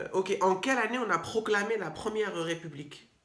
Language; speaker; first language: French; native; French